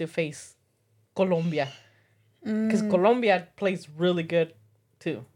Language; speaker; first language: English; early bilingual, other home language; Spanish